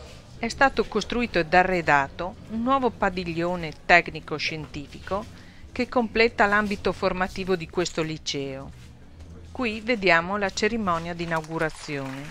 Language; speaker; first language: Italian; native; Italian